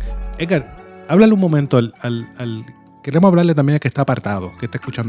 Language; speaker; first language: Spanish; native; Spanish